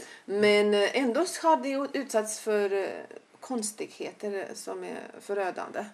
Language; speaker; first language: Swedish; non-native, fluent; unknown